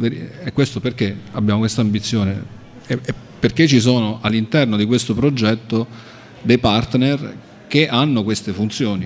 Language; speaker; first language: Italian; native; Italian